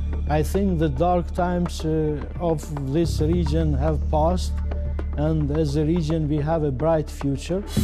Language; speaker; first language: English; non-native, fluent; Albanian